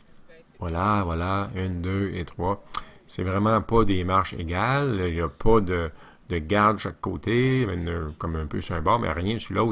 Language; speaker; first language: French; native; French